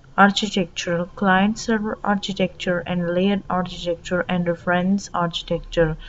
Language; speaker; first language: English; non-native, local second language; Urdu